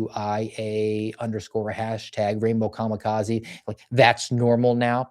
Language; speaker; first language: English; native; English